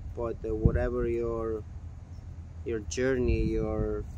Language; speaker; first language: English; non-native, fluent; Mongolian